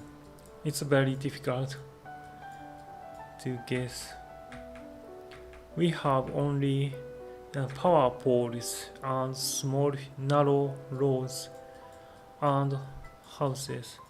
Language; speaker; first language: English; non-native, learner; Japanese